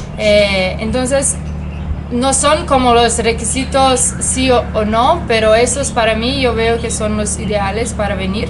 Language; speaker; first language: Spanish; non-native, fluent; Portuguese